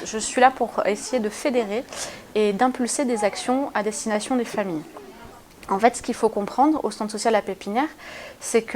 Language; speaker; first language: French; native; French